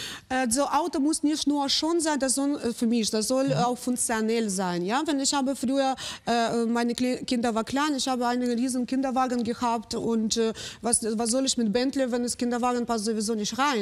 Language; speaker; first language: German; non-native, fluent; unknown